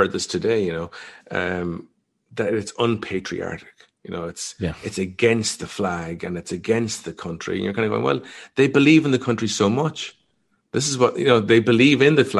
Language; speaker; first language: English; native; English